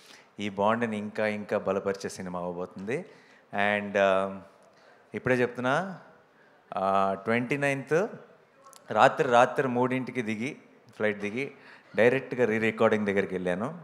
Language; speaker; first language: Telugu; native; Telugu